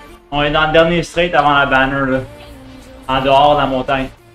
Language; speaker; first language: French; native; French